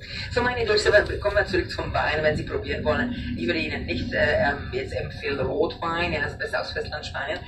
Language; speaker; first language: German; non-native, fluent; Czech